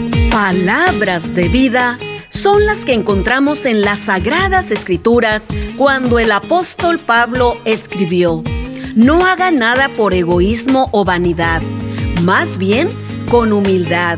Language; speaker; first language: Spanish; native; Spanish